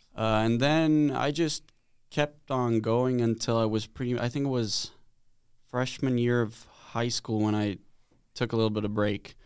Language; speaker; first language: English; non-native, fluent; Swedish